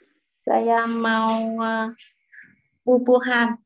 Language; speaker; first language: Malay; non-native, learner; Vietnamese